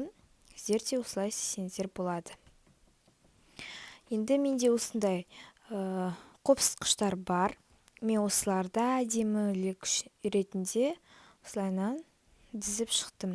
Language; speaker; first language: Kazakh; native; Kazakh